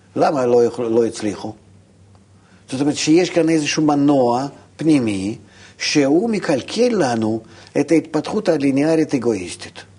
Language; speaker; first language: Hebrew; non-native, fluent; Russian